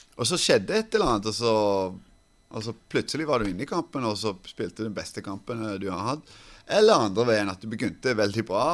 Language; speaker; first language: Norwegian; non-native, fluent; Finnish